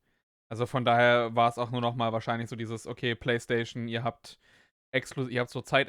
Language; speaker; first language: German; native; German